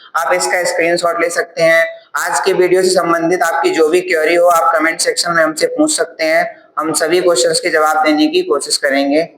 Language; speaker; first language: Hindi; native; Hindi